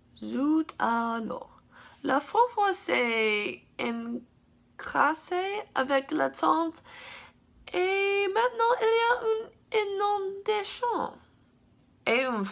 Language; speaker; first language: French; non-native, learner; English